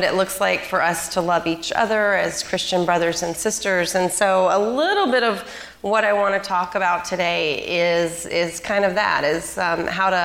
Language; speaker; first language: English; native; English